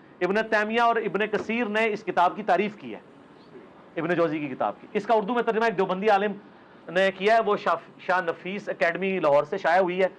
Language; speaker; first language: Urdu; non-native, local second language; Punjabi